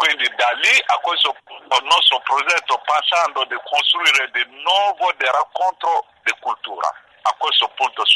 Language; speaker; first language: Italian; non-native, learner; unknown